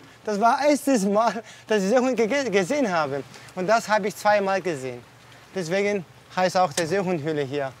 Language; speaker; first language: German; non-native, fluent; Greek